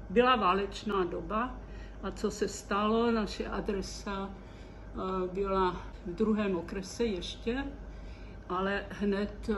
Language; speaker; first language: Czech; early bilingual, heritage; Czech